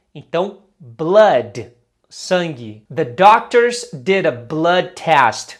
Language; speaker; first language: English; non-native, fluent; Portuguese